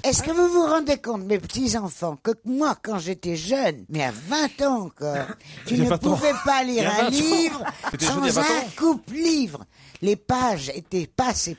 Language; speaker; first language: French; native; French